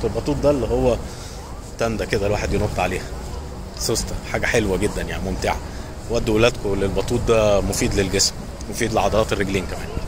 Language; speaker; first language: Arabic; native; Arabic